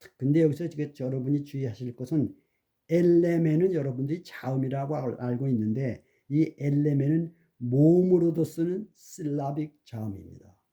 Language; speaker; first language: Korean; native; Korean